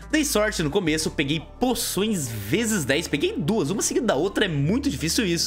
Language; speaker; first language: Portuguese; native; Portuguese